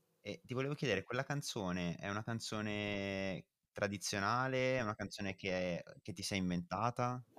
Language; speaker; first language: Italian; native; Italian